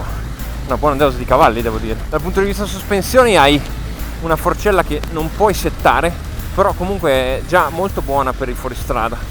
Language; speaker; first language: Italian; native; Italian